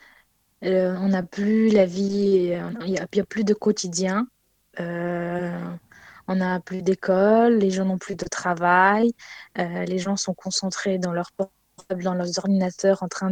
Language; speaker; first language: French; non-native, fluent; Ukrainian